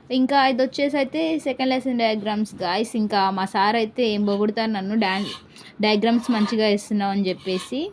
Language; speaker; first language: Telugu; native; Telugu